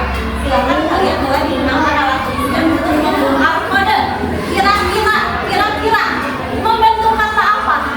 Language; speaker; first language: Indonesian; native; Indonesian